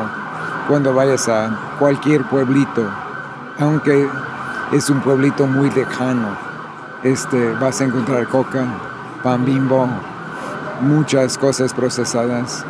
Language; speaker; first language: Spanish; non-native, fluent; English